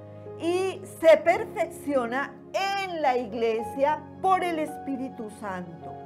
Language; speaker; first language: Spanish; native; Spanish